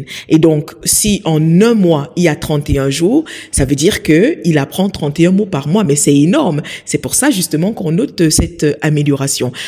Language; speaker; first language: French; native; French